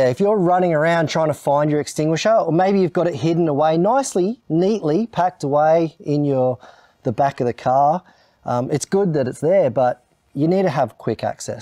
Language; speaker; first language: English; native; English